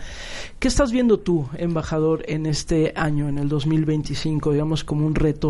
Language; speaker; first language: Spanish; native; Spanish